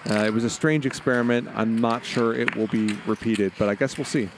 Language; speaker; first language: English; native; English